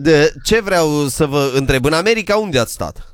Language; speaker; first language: Romanian; native; Romanian